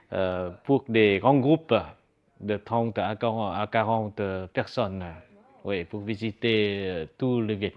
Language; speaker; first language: French; non-native, fluent; Vietnamese